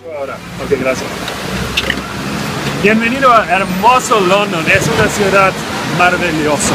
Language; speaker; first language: Spanish; non-native, learner; English